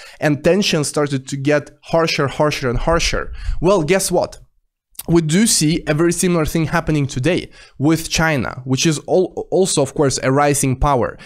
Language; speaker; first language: English; non-native, fluent; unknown